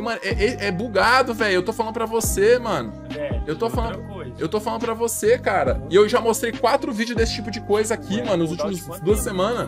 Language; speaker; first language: Portuguese; native; Portuguese